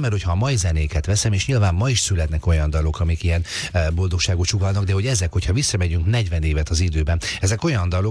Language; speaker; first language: Hungarian; native; Hungarian